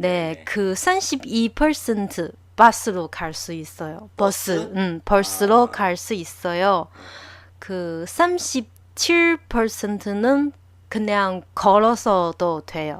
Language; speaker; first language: Korean; non-native, learner; Chinese